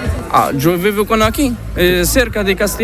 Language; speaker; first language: Spanish; non-native, learner; Arabic